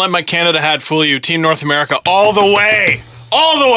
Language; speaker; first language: English; native; English